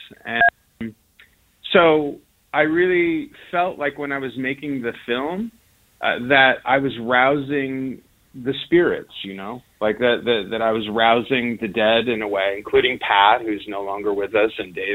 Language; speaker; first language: English; native; English